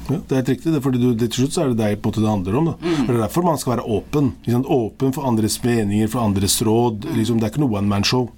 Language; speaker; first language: Norwegian; early bilingual, other home language; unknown